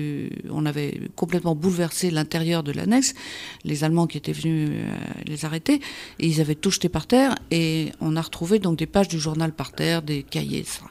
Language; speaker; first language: French; native; French